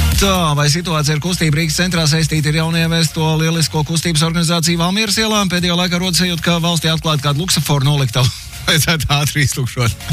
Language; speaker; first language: Latvian; native; Latvian